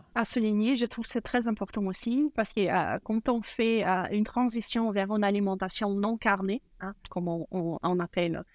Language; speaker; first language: French; non-native, fluent; Portuguese